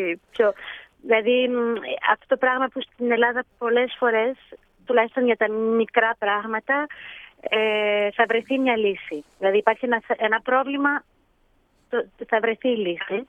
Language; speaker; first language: Greek; early bilingual, heritage; Greek